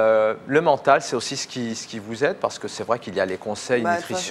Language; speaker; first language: French; native; French